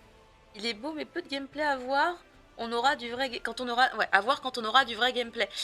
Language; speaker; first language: French; native; French